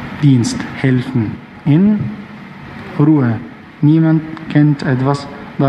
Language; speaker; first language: German; non-native, fluent; Arabic